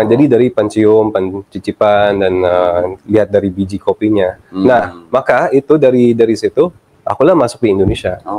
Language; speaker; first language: Indonesian; early bilingual, other home language; Filipino